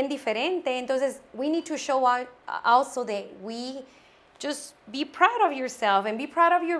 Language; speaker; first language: English; non-native, fluent; Spanish